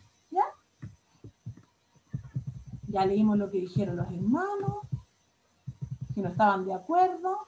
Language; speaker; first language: Spanish; native; Spanish